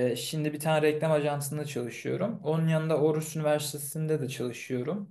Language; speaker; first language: Turkish; early bilingual, heritage; Turkish